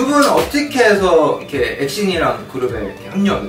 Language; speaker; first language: Korean; native; Korean